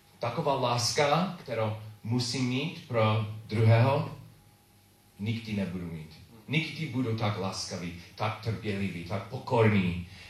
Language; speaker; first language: Czech; non-native, learner; English